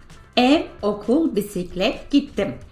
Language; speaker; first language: Turkish; non-native, fluent; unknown